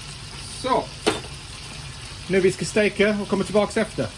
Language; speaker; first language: Swedish; non-native, fluent; English